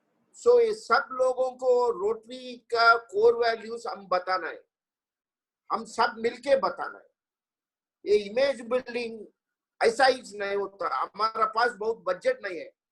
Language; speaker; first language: Hindi; non-native, local second language; Telugu